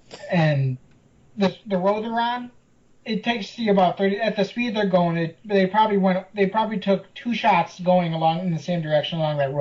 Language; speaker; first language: English; native; English